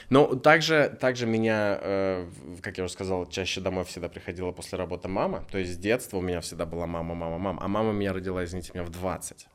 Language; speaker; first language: Russian; native; Russian